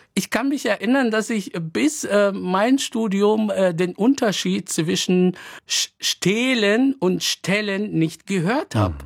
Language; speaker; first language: German; non-native, fluent; Arabic